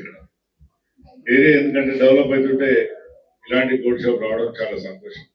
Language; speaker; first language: Telugu; native; Telugu